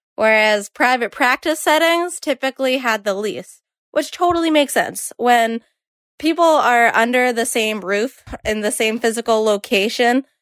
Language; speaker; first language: English; native; English